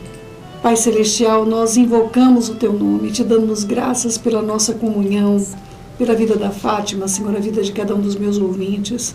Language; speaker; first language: Portuguese; native; Portuguese